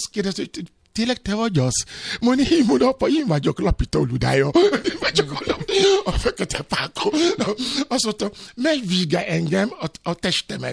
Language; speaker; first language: Hungarian; non-native, learner; Yoruba